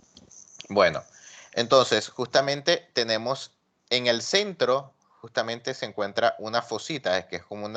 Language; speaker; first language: Spanish; native; Spanish